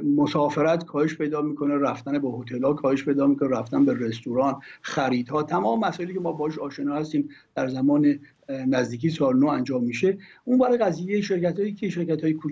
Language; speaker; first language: Persian; native; Persian